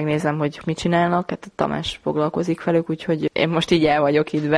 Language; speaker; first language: Hungarian; native; Hungarian